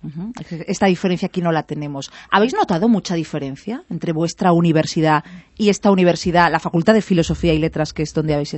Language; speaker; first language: Spanish; native; Spanish